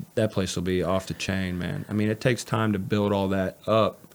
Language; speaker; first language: English; native; English